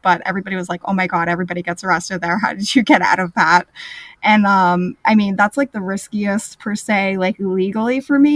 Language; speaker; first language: English; native; English